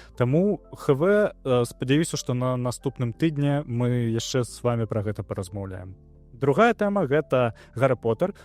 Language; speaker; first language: Belarusian; non-native, local second language; Russian